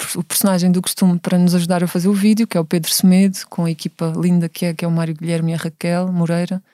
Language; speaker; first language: Portuguese; native; Portuguese